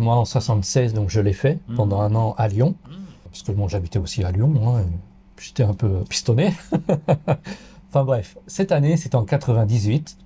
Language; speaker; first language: French; native; French